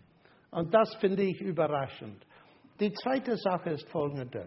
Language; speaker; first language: German; non-native, fluent; English